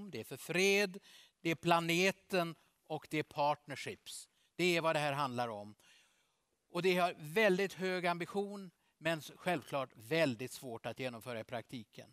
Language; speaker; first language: Swedish; native; Swedish